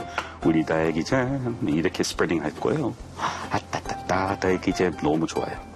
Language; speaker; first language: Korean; non-native, fluent; English